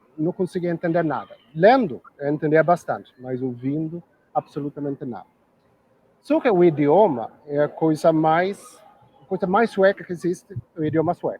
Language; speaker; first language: Portuguese; non-native, fluent; Swedish